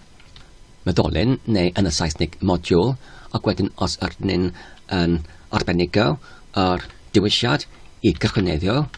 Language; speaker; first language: Welsh; non-native, fluent; English